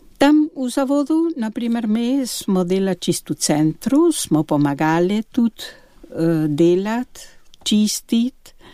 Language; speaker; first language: Slovenian; early bilingual, heritage; Slovenian